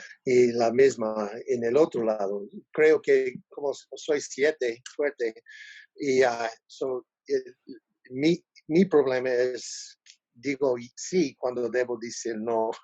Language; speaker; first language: Spanish; non-native, learner; English